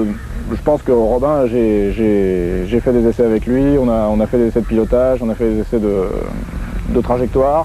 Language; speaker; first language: French; native; French